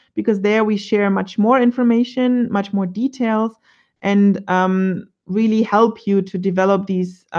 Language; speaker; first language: English; non-native, fluent; German